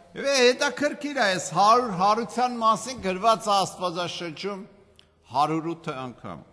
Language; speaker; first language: Armenian; native; Armenian